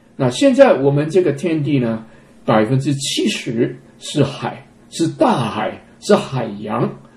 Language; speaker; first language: Chinese; non-native, local second language; Cantonese